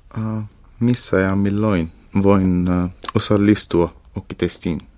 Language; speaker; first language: Finnish; non-native, learner; Arabic